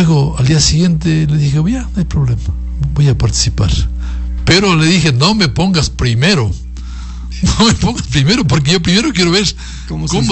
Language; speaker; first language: Spanish; native; Spanish